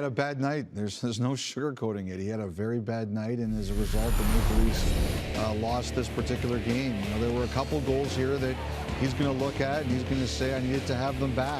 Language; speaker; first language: English; native; English